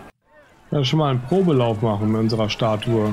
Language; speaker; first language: German; native; German